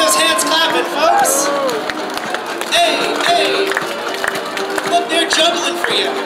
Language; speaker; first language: English; native; English